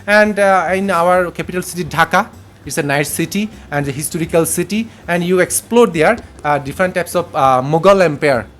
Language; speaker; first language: English; non-native, local second language; Bangla